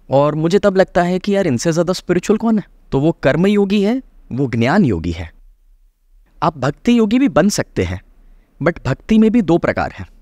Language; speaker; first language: Hindi; native; Hindi